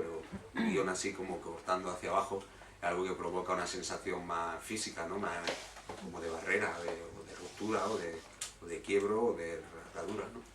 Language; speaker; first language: Spanish; native; Spanish